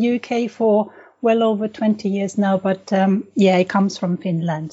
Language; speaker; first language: English; non-native, fluent; Finnish